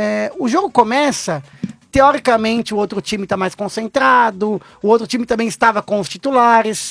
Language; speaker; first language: Portuguese; native; Portuguese